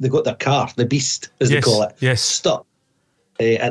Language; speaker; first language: English; native; English